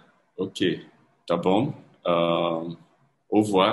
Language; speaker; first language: French; non-native, learner; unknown